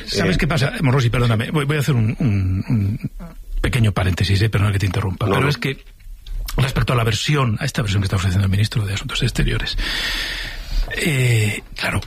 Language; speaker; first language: Spanish; native; Spanish